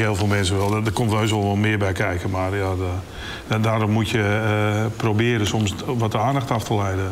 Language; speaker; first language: Dutch; native; Dutch